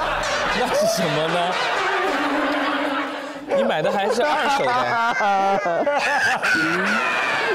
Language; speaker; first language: Chinese; native; Chinese